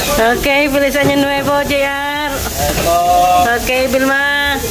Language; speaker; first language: Spanish; non-native, learner; Filipino